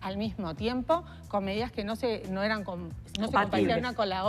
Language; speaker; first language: Spanish; native; Spanish